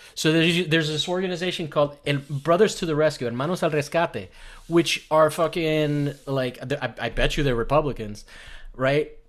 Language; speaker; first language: English; early bilingual, other home language; Spanish